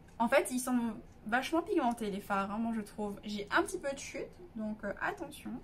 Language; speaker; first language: French; native; French